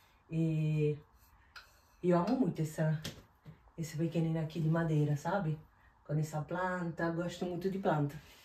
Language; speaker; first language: Portuguese; non-native, fluent; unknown